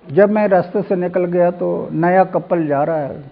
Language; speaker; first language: Hindi; non-native, local second language; Marathi